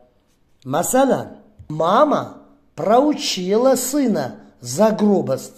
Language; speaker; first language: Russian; non-native, fluent; Uzbek